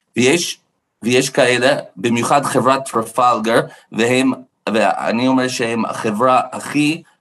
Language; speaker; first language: Hebrew; non-native, fluent; English